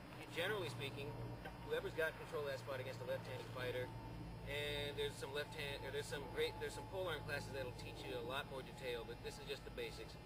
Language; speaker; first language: English; native; English